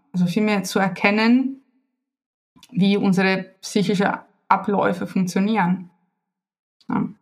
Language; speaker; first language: German; non-native, fluent; Italian